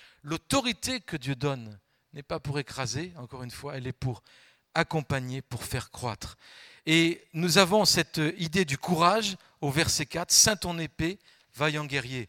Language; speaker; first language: French; native; French